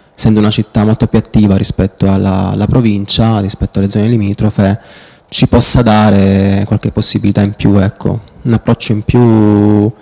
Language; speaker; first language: Italian; native; Italian